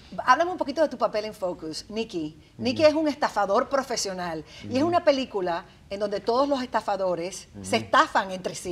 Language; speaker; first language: Spanish; native; Spanish